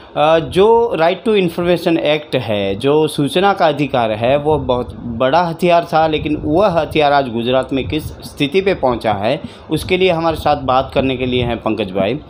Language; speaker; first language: Hindi; native; Hindi